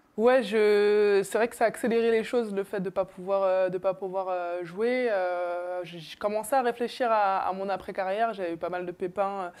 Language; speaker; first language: French; native; French